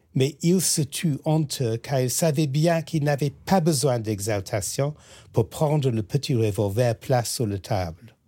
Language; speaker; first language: French; early bilingual, heritage; French